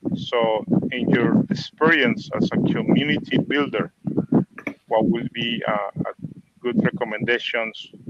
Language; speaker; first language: English; non-native, fluent; Spanish